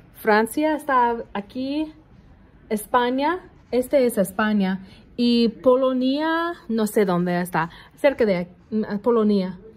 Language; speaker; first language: Spanish; non-native, learner; English